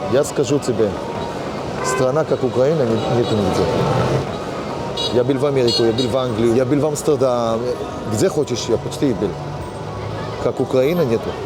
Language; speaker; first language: Russian; early bilingual, heritage; Hebrew